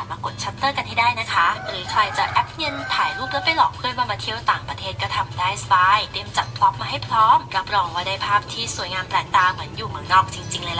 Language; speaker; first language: Thai; native; Thai